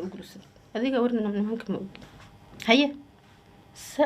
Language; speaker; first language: Somali; non-native, learner; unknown